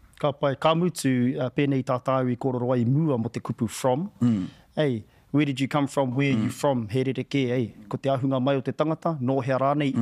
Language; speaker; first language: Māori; non-native, local second language; English